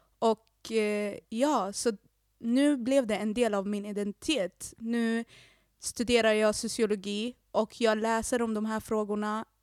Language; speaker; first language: Swedish; early bilingual, other home language; Arabic